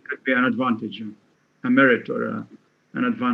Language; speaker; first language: English; non-native, fluent; Arabic